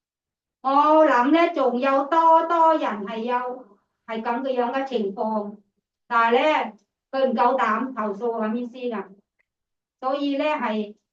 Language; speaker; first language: Cantonese; non-native, fluent; Thai